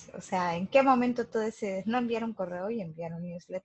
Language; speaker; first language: Spanish; native; Spanish